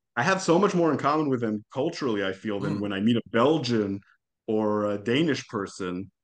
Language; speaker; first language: English; non-native, fluent; Hebrew